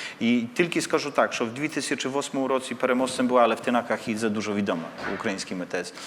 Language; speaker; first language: Polish; non-native, learner; Ukrainian